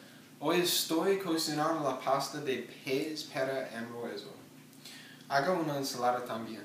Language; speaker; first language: Spanish; non-native, learner; English